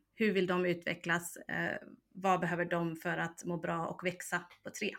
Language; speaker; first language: Swedish; early bilingual, heritage; Swedish